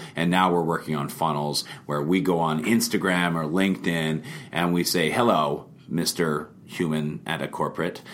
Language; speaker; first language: English; native; English